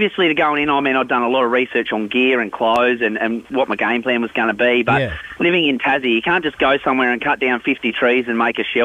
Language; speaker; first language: English; native; English